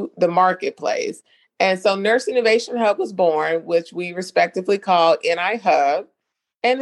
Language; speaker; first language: English; native; English